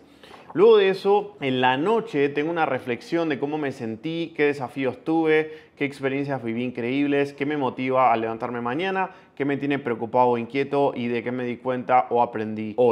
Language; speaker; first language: Spanish; native; Spanish